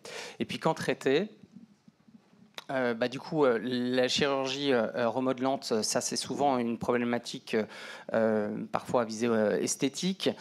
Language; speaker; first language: French; native; French